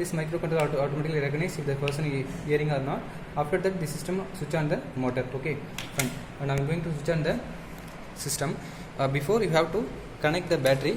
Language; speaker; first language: English; non-native, local second language; Tamil